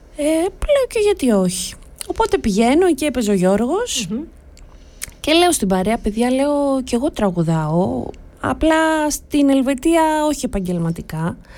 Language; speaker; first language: Greek; early bilingual, other home language; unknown